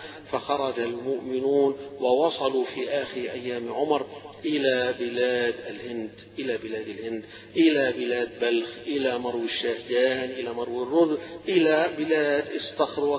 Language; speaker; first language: Arabic; native; Arabic